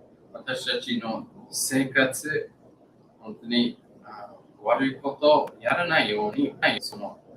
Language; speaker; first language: Japanese; non-native, learner; English